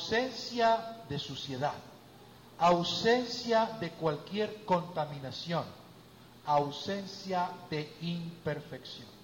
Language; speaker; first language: Spanish; native; Spanish